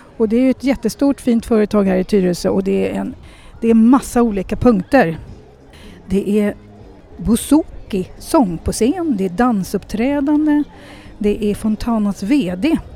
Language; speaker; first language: Swedish; native; Swedish